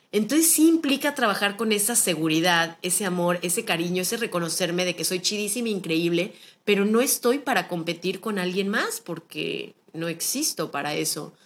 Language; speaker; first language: Spanish; native; Spanish